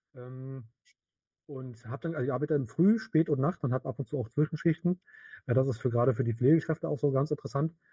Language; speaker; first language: German; native; German